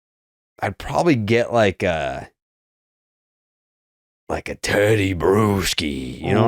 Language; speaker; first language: English; native; English